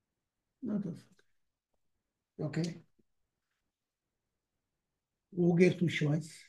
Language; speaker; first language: German; non-native, learner; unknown